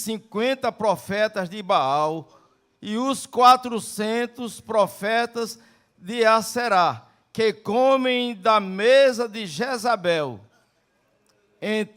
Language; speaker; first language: Portuguese; native; Portuguese